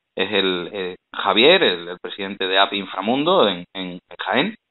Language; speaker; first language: Spanish; native; Spanish